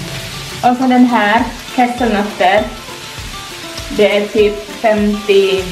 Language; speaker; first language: Swedish; non-native, learner; Indonesian